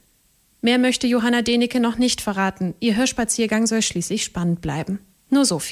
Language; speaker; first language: German; native; German